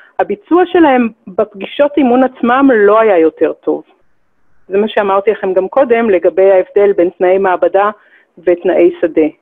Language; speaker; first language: Hebrew; native; Hebrew